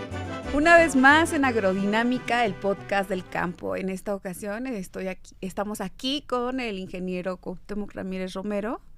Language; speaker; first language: Spanish; native; Spanish